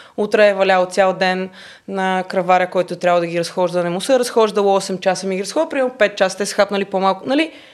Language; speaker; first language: Bulgarian; native; Bulgarian